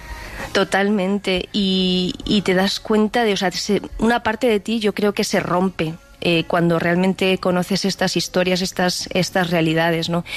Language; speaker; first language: Spanish; native; Spanish